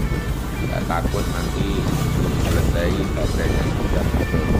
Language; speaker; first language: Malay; non-native, local second language; Javanese